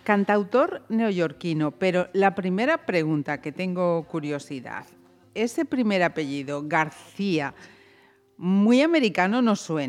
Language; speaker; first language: Spanish; native; Spanish